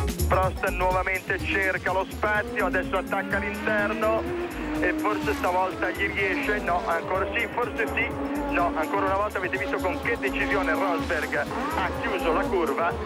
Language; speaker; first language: Italian; native; Italian